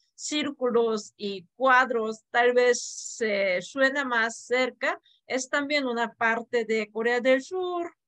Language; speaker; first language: Spanish; non-native, fluent; Korean